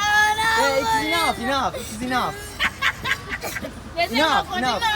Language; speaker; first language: English; non-native, learner; Turkish